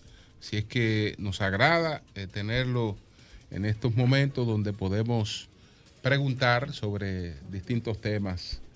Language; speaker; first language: Spanish; native; Spanish